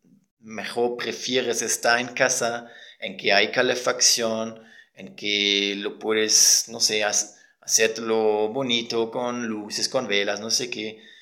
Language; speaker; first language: Spanish; non-native, fluent; German